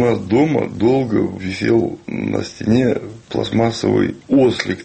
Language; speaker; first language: Russian; non-native, local second language; Chechen